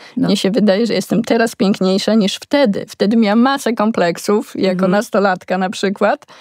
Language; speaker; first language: Polish; native; Polish